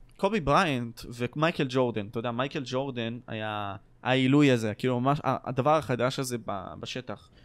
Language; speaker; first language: Hebrew; native; Hebrew